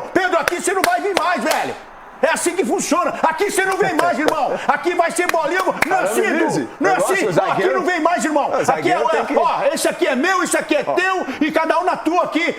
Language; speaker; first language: Portuguese; native; Portuguese